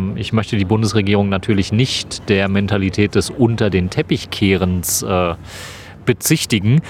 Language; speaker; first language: German; native; German